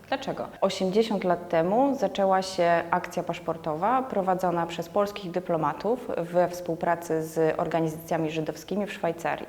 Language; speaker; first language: Polish; native; Polish